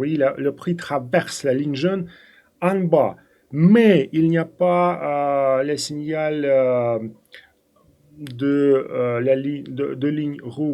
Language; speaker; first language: French; non-native, fluent; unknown